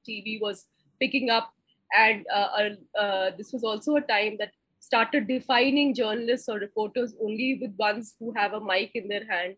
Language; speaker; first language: English; non-native, local second language; Hindi